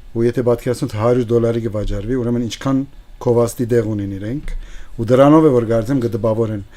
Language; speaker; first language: Armenian; early bilingual, heritage; Armenian